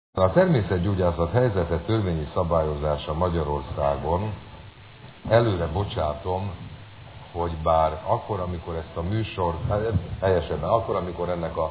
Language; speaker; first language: Hungarian; native; Hungarian